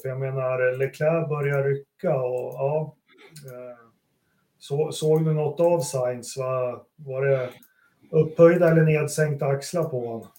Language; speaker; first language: Swedish; native; Swedish